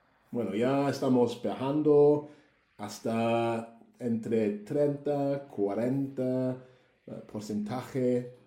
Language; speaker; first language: Spanish; native; Spanish